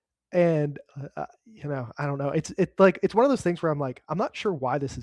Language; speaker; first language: English; native; English